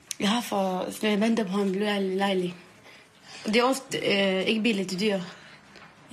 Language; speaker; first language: Danish; non-native, learner; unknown